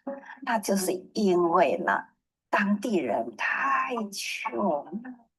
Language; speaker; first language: Chinese; native; Chinese